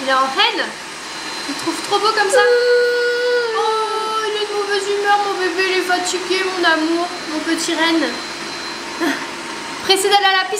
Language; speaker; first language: French; native; French